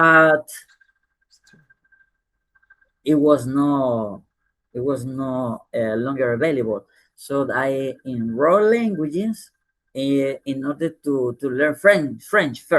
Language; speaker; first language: English; non-native, fluent; Spanish